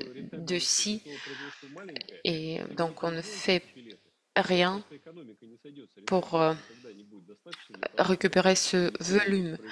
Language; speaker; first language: French; non-native, fluent; Russian